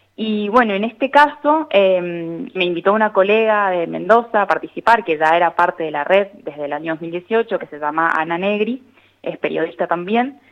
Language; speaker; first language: Spanish; native; Spanish